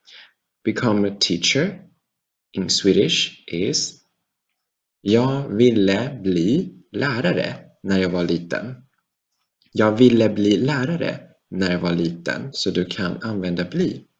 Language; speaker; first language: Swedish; non-native, fluent; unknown